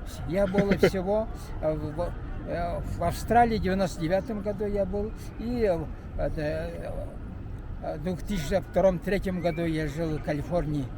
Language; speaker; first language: Russian; non-native, fluent; Mongolian